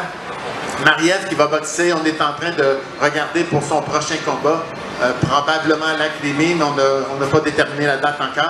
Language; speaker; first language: French; native; French